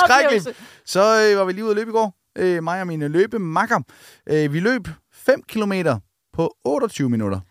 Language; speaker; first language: Danish; native; Danish